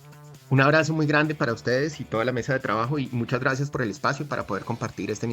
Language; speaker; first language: Spanish; native; Spanish